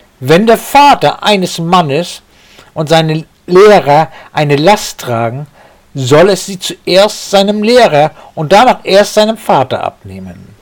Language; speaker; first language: German; native; German